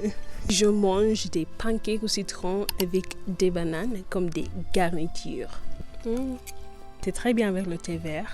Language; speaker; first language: French; non-native, learner; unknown